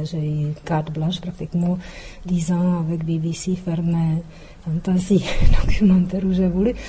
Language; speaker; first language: French; non-native, fluent; Czech